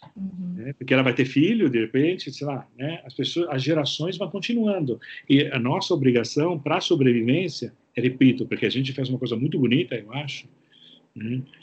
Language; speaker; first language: Portuguese; non-native, fluent; Italian